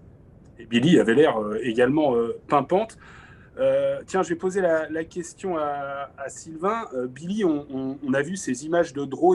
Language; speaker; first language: French; native; French